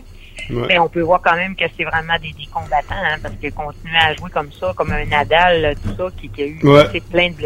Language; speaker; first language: French; native; French